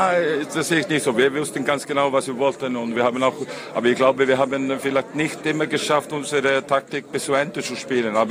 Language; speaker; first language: German; non-native, fluent; Icelandic